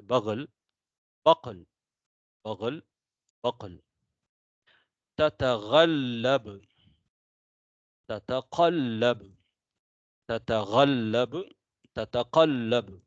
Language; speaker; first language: Arabic; non-native, fluent; Tamil